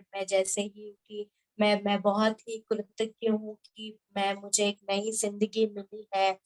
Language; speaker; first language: Hindi; native; Hindi